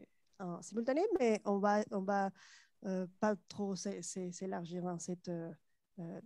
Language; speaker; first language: French; non-native, fluent; Spanish